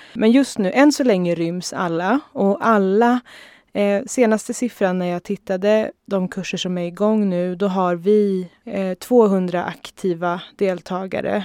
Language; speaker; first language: Swedish; native; Swedish